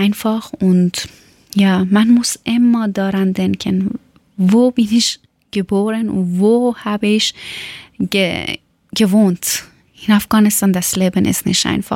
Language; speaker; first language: German; non-native, learner; Persian